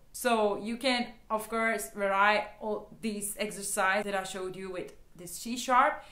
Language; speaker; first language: English; non-native, fluent; Turkish